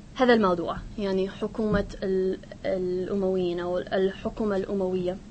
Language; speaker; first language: Arabic; non-native, fluent; English